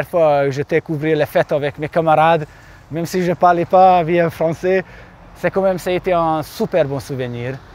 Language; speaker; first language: French; non-native, learner; Hungarian